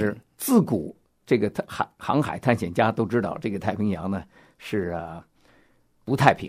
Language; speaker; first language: Chinese; native; Chinese